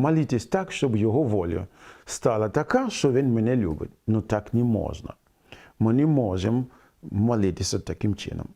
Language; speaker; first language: Ukrainian; non-native, fluent; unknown